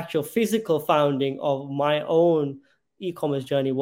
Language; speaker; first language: English; native; English